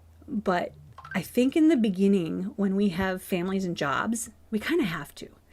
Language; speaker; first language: English; native; English